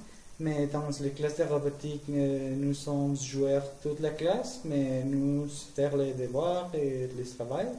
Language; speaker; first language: French; non-native, learner; Spanish